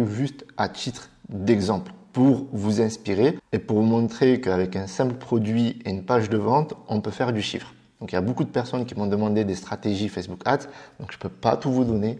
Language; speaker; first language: French; native; French